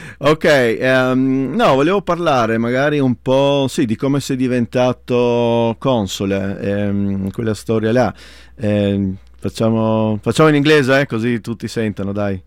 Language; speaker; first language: Italian; native; Italian